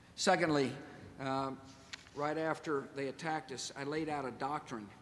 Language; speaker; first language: English; native; English